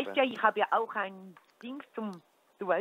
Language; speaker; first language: German; native; German